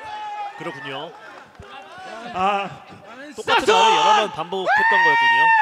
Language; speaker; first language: Korean; native; Korean